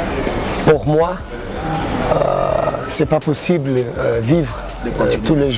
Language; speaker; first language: French; non-native, learner; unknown